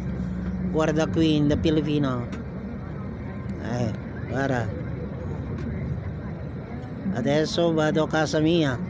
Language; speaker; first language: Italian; non-native, learner; Filipino